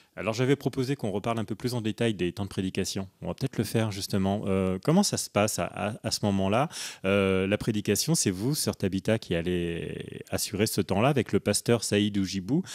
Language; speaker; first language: French; native; French